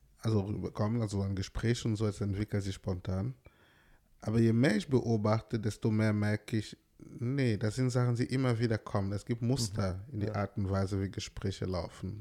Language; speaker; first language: German; non-native, fluent; French